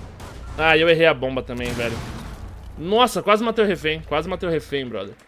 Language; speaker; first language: Portuguese; native; Portuguese